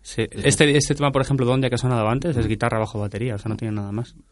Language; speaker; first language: Spanish; native; Spanish